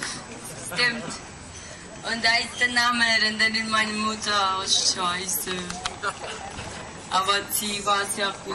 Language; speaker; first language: German; non-native, learner; Spanish